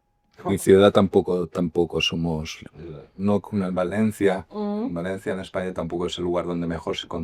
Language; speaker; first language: Spanish; native; Spanish